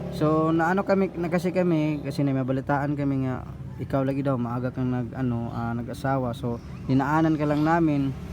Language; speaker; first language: Filipino; non-native, local second language; Cebuano